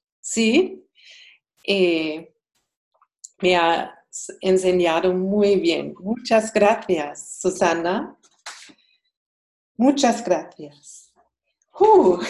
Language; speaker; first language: Spanish; non-native, fluent; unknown